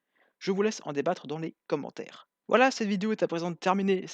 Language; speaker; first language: French; native; French